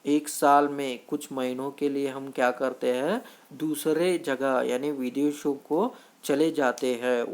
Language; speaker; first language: Hindi; non-native, local second language; Kannada